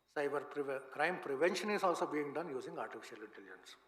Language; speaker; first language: English; non-native, local second language; Kannada